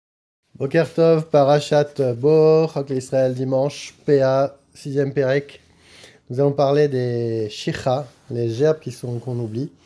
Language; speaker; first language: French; native; French